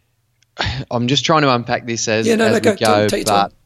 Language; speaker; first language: English; native; English